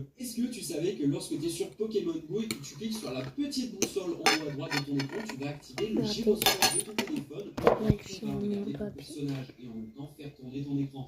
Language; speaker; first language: French; native; French